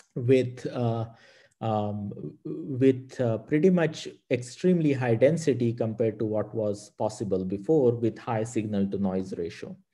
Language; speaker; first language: English; non-native, local second language; Marathi